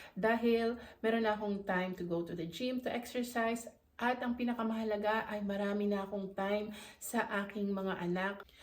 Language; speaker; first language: Filipino; native; Filipino